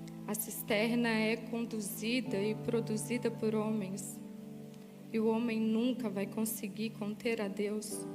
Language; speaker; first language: Portuguese; native; Portuguese